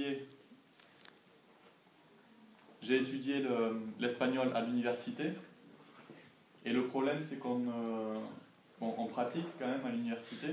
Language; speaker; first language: French; native; French